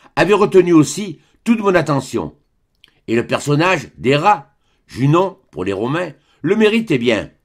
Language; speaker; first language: French; native; French